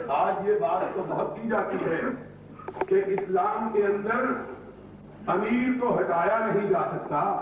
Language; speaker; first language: Urdu; non-native, local second language; Punjabi